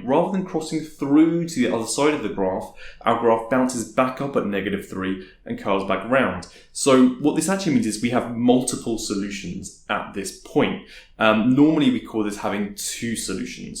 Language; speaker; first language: English; native; English